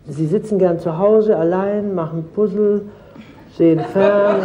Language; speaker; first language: German; native; German